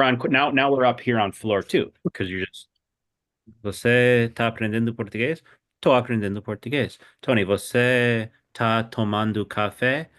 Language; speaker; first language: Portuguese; non-native, learner; English